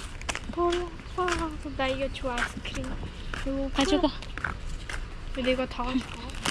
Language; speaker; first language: Korean; early bilingual, other home language; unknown